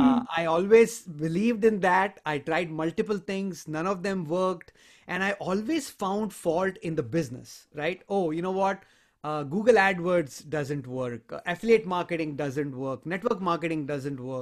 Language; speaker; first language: English; non-native, local second language; Hindi